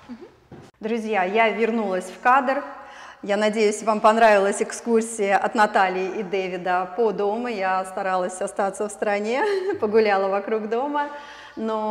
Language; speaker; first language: Russian; native; Russian